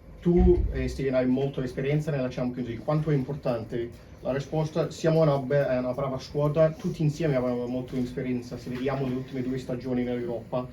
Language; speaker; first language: Italian; non-native, fluent; English